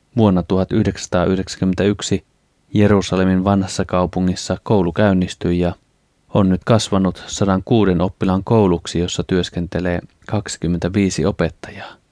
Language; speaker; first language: Finnish; native; Finnish